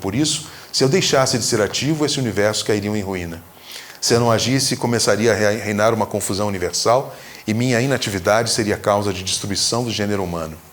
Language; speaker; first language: Portuguese; native; Portuguese